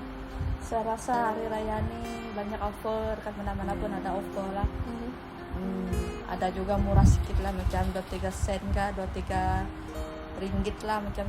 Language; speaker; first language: Malay; native; Malay